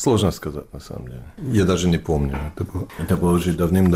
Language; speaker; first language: Russian; non-native, learner; English